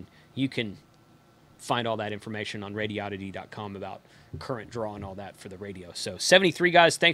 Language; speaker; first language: English; native; English